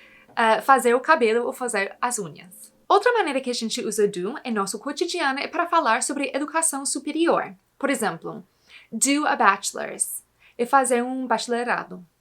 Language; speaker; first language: Portuguese; non-native, fluent; English